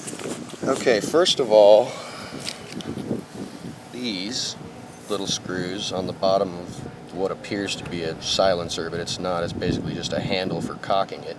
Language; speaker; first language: English; native; English